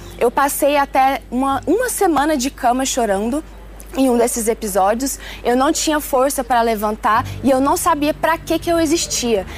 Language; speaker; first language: Portuguese; early bilingual, other home language; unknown